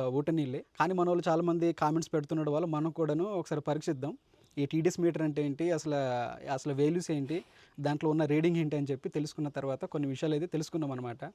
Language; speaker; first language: Telugu; native; Telugu